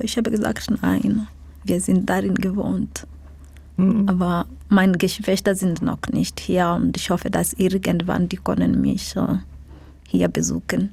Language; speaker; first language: German; non-native, learner; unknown